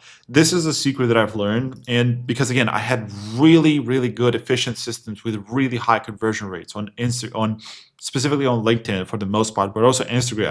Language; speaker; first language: English; non-native, fluent; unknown